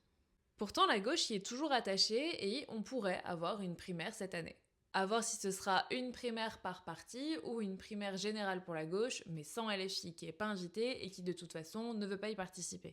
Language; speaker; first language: French; native; French